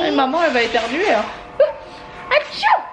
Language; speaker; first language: French; native; French